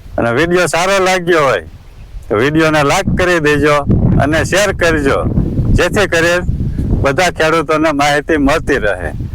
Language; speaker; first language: Gujarati; native; Gujarati